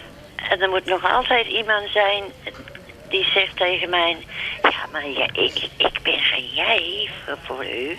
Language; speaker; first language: Dutch; early bilingual, other home language; English